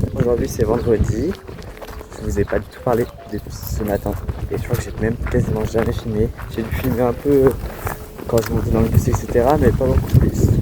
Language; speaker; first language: French; native; French